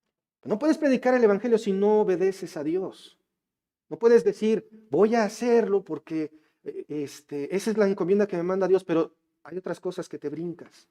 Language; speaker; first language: Spanish; native; Spanish